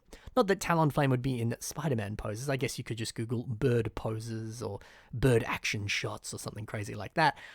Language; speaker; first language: English; native; English